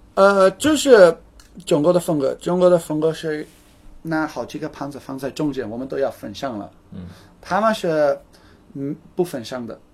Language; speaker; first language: Chinese; non-native, fluent; English